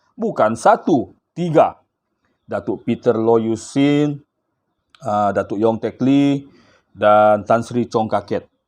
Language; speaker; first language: Malay; native; Malay